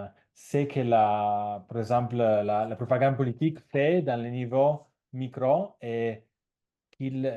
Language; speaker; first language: French; non-native, learner; Italian